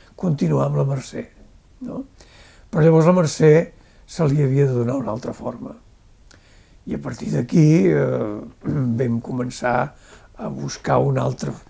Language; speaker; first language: Catalan; native; Catalan